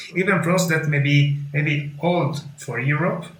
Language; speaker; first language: English; non-native, fluent; Italian